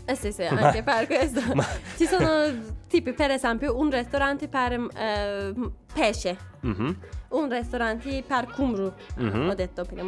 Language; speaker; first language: Italian; non-native, learner; Turkish